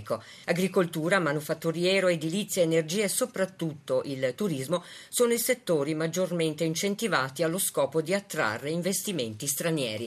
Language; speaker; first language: Italian; native; Italian